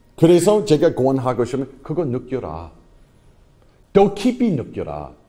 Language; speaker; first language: Korean; non-native, fluent; English